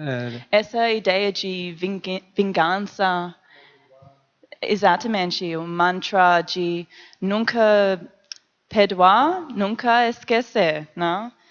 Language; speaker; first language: Portuguese; non-native, learner; English